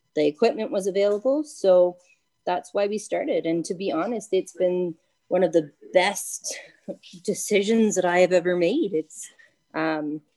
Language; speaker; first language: English; native; English